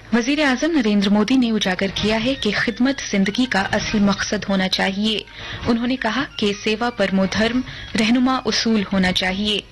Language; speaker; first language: Urdu; non-native, local second language; Hindi